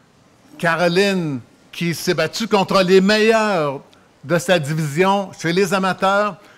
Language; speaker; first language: French; native; French